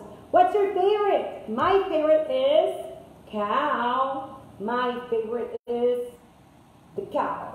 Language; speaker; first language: English; non-native, fluent; Spanish